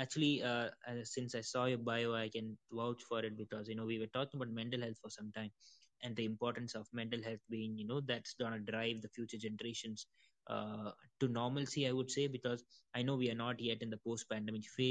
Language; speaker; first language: English; non-native, local second language; Malayalam